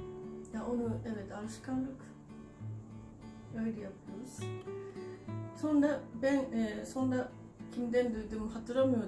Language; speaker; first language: Turkish; non-native, fluent; Japanese